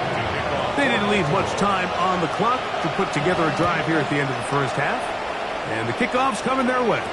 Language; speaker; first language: English; native; English